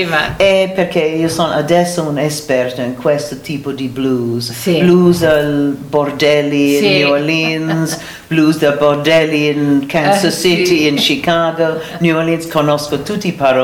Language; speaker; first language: Italian; non-native, learner; English